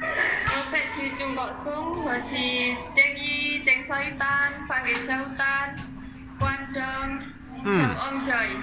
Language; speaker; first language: Cantonese; non-native, learner; Indonesian